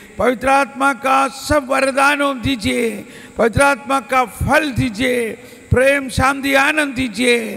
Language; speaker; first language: Hindi; non-native, local second language; Malayalam